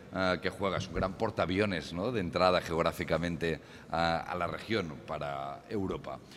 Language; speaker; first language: Spanish; native; Spanish